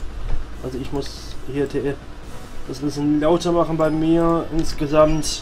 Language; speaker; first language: German; native; German